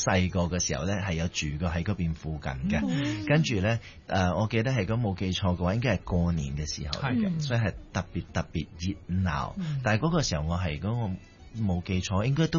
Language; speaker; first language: Cantonese; early bilingual, heritage; Cantonese